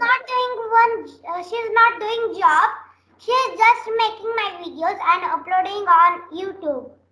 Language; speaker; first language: English; non-native, learner; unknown